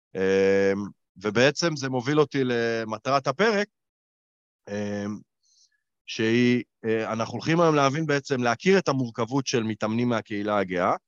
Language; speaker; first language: Hebrew; native; Hebrew